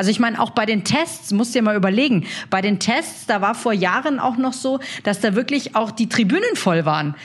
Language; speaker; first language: German; native; German